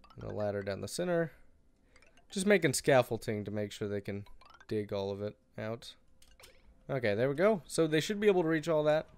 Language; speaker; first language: English; native; English